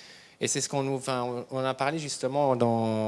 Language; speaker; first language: French; native; French